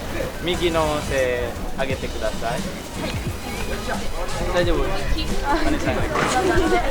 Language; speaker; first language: Japanese; non-native, learner; Indonesian